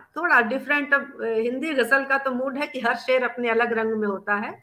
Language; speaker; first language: Hindi; native; Hindi